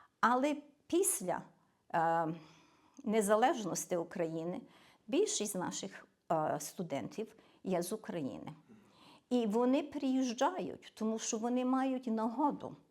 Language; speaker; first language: Ukrainian; early bilingual, heritage; Ukrainian